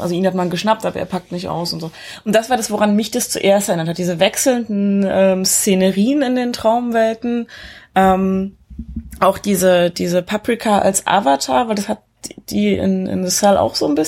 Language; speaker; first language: German; native; German